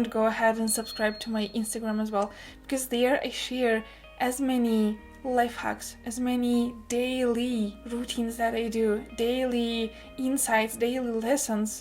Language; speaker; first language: English; non-native, fluent; Russian